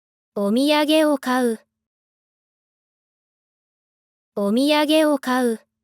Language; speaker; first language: Japanese; native; Japanese